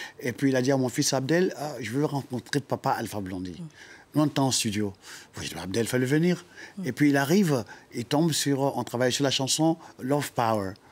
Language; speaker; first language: French; non-native, local second language; Dyula